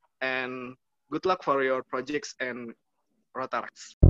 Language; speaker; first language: English; non-native, learner; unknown